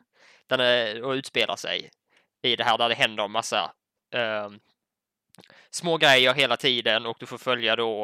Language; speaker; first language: Swedish; native; Swedish